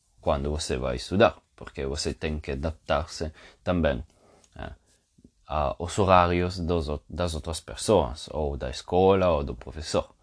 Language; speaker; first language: Portuguese; non-native, fluent; Italian